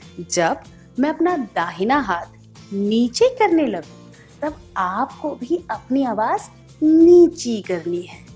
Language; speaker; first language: Hindi; native; Hindi